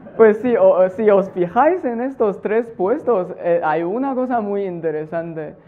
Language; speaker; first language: Spanish; non-native, fluent; Chinese